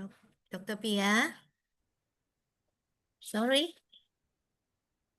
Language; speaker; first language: English; non-native, fluent; Indonesian